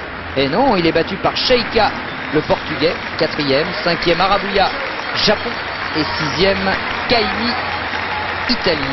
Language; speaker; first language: French; native; French